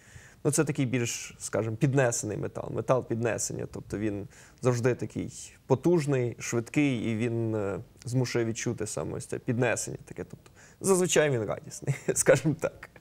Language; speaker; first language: Ukrainian; native; Ukrainian